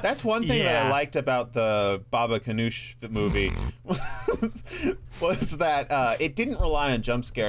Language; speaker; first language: English; native; English